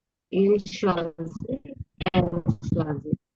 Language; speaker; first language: French; non-native, learner; English